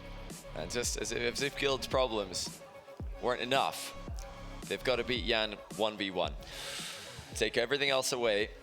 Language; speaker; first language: English; native; English